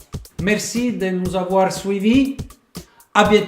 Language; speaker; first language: French; non-native, fluent; Italian